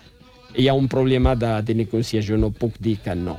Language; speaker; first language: Catalan; non-native, fluent; Riffian